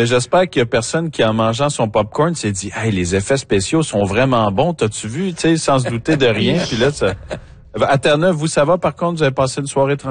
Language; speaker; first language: French; native; French